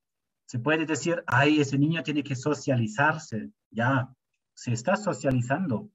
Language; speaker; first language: Spanish; non-native, fluent; German